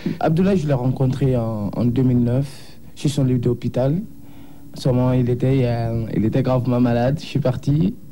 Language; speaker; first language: French; non-native, local second language; Bambara